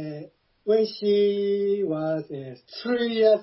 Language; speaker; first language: English; non-native, learner; Japanese